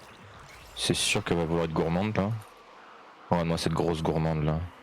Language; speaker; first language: French; native; French